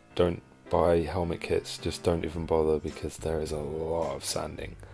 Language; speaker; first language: English; native; English